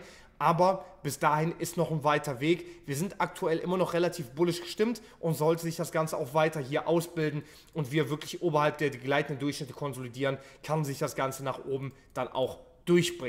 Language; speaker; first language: German; native; German